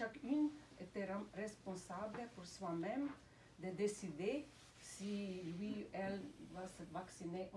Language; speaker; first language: French; non-native, fluent; Slovenian